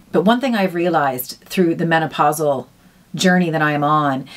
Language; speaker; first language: English; native; English